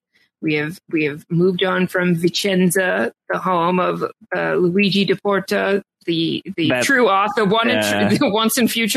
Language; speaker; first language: English; native; English